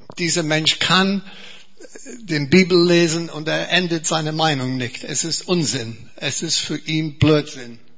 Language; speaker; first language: German; non-native, fluent; English